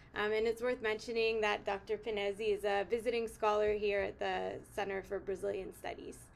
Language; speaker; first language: English; native; English